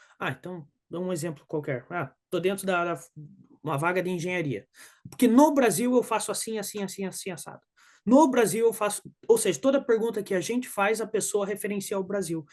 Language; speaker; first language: Portuguese; native; Portuguese